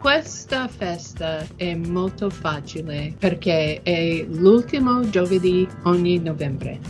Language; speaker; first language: Italian; non-native, learner; English